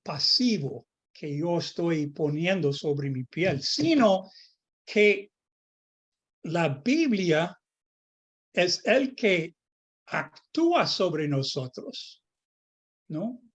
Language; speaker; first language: Spanish; non-native, fluent; English